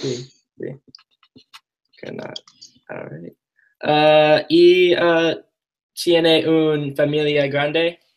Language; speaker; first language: Spanish; non-native, learner; English